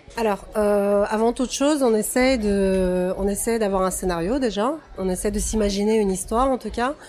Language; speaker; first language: French; non-native, fluent; Russian